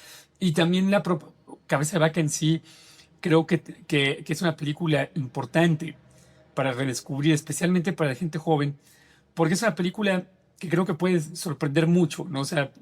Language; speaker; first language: Spanish; native; Spanish